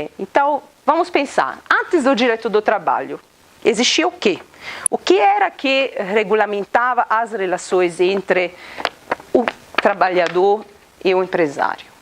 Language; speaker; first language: Portuguese; non-native, fluent; Italian